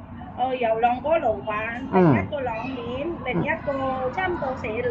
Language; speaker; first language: Cantonese; non-native, learner; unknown